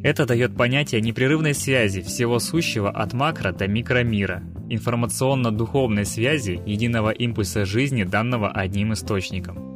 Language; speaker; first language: Russian; native; Russian